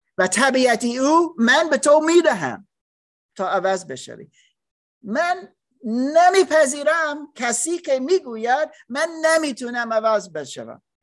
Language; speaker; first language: Persian; non-native, learner; English